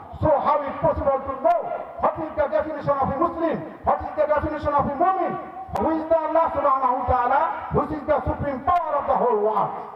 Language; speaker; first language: English; non-native, local second language; Bangla